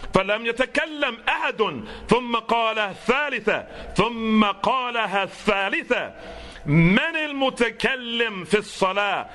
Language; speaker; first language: Arabic; non-native, fluent; English